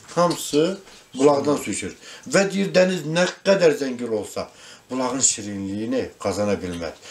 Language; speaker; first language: Azerbaijani; non-native, local second language; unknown